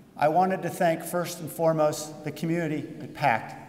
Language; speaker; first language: English; native; English